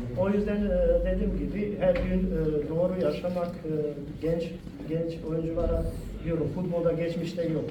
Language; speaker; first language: Turkish; non-native, fluent; Bosnian